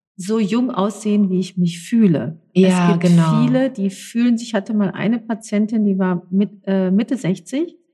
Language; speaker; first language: German; native; German